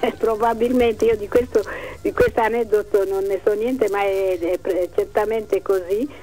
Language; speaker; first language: Italian; early bilingual, other home language; Amharic